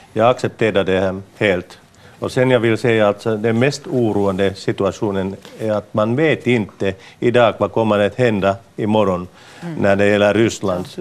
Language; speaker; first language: Swedish; non-native, local second language; Finnish